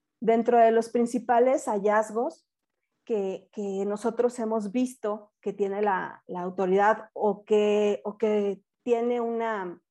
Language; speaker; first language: Spanish; native; Spanish